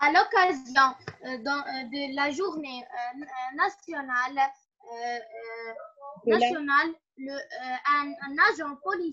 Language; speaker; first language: French; non-native, learner; Arabic